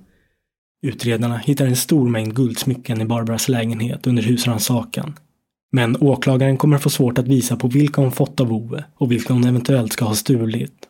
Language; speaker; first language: Swedish; native; Swedish